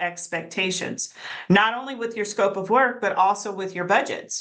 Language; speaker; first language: English; native; English